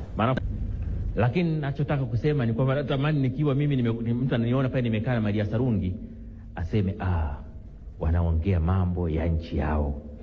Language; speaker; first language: Swahili; native; Swahili